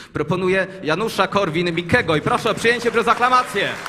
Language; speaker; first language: Polish; native; Polish